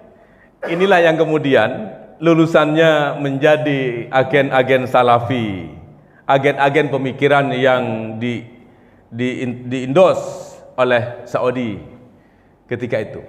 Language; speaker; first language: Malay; non-native, local second language; Javanese